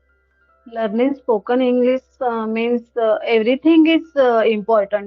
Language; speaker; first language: English; non-native, learner; Hindi